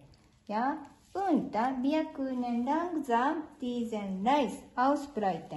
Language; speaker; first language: German; non-native, learner; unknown